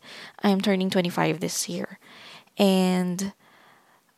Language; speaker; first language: English; non-native, local second language; Filipino